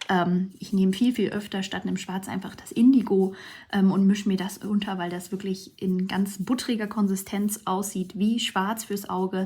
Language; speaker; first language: German; native; German